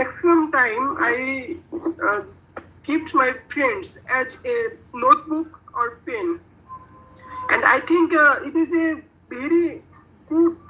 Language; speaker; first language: English; non-native, learner; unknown